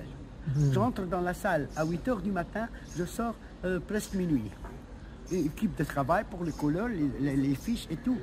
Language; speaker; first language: French; non-native, local second language; Arabic